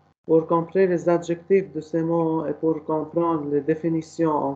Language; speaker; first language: French; non-native, learner; Arabic